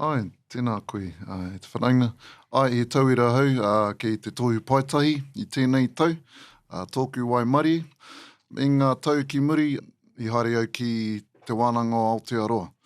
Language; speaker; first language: Māori; non-native, local second language; English